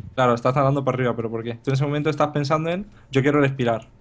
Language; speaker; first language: Spanish; non-native, fluent; Bulgarian